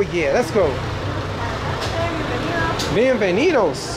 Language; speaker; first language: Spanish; non-native, learner; English